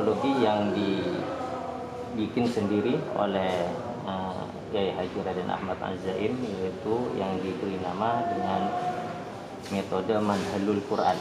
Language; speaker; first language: Indonesian; native; Indonesian